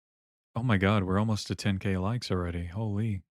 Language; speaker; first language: English; native; English